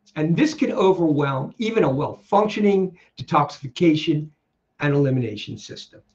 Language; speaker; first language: English; native; English